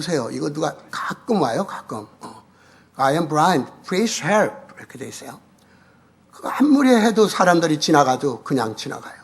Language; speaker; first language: Korean; native; Korean